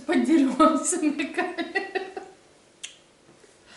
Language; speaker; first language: Russian; native; Russian